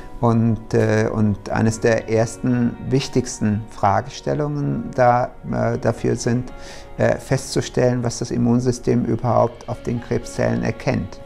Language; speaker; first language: German; early bilingual, other home language; Turkish